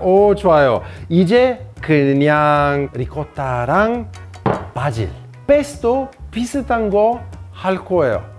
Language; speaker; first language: Korean; non-native, fluent; Italian